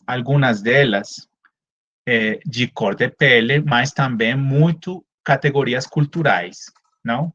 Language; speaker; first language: Portuguese; non-native, fluent; Spanish